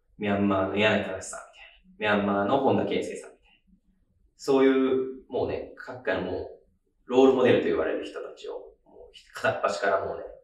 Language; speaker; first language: Japanese; native; Japanese